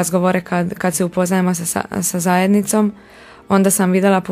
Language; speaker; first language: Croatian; non-native, local second language; Hungarian